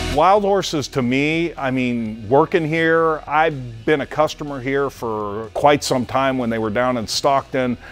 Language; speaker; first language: English; native; English